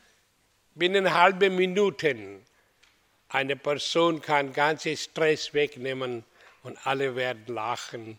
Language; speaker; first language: German; non-native, learner; Hindi